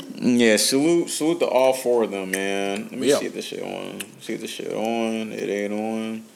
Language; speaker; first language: English; native; English